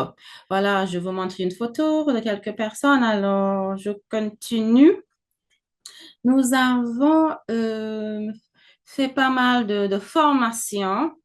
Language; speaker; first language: French; non-native, fluent; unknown